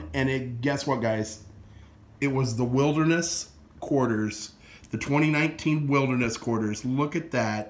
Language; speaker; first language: English; native; English